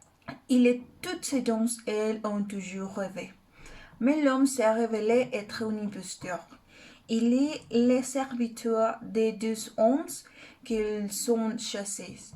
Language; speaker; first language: French; non-native, learner; Spanish